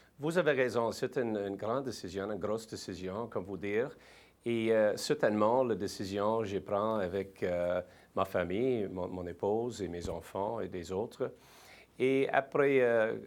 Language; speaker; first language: French; non-native, learner; English